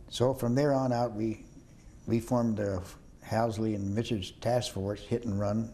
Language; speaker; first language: English; native; English